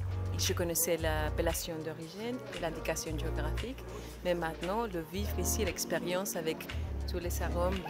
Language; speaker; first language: French; non-native, fluent; Spanish